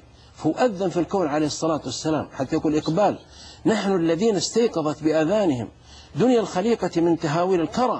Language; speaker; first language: Arabic; native; Arabic